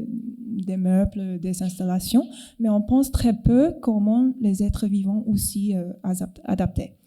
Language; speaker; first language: French; non-native, fluent; Cantonese